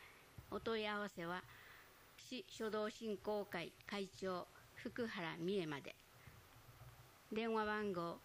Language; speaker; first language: Japanese; native; Japanese